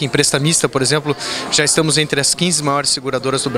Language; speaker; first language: Portuguese; native; Portuguese